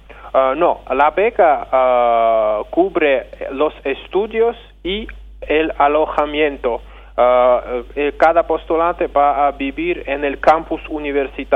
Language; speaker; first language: Spanish; non-native, fluent; Russian